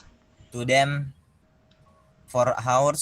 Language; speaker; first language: English; non-native, learner; Indonesian